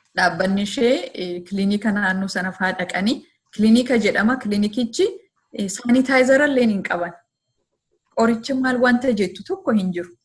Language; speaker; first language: Oromo; early bilingual, heritage; Oromo